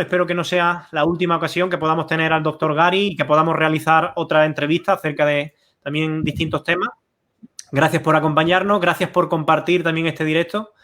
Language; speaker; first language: Spanish; native; Spanish